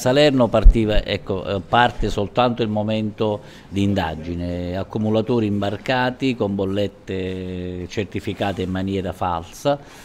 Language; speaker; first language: Italian; native; Italian